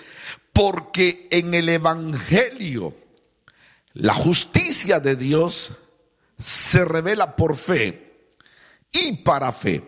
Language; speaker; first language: Spanish; native; Spanish